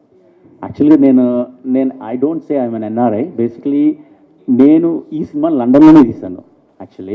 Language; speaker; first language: Telugu; early bilingual, heritage; English